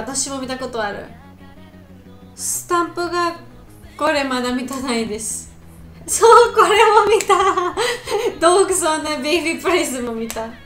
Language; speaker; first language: Japanese; non-native, learner; Georgian